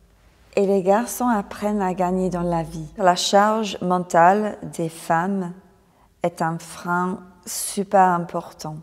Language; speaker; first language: French; non-native, fluent; English